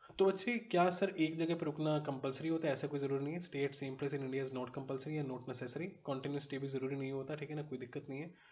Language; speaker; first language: Hindi; native; Hindi